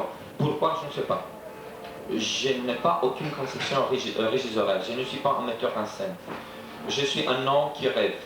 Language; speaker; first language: French; non-native, fluent; Romanian